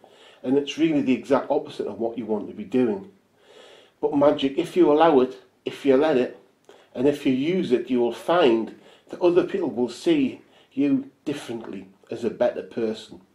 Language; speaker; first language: English; native; English